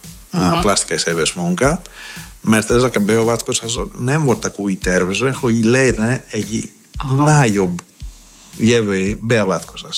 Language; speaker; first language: Hungarian; non-native, fluent; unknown